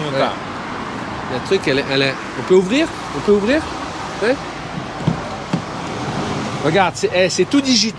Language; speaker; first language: French; native; French